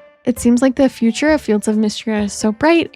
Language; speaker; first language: English; native; English